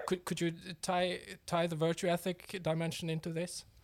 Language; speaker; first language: English; non-native, fluent; Norwegian